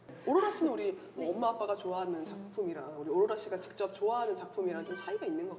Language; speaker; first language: Korean; native; Korean